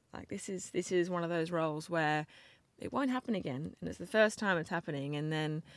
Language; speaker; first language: English; native; English